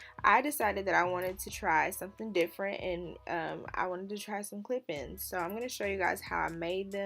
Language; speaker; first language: English; native; English